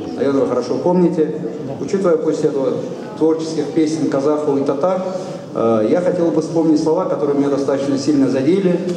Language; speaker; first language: Russian; non-native, local second language; Kumyk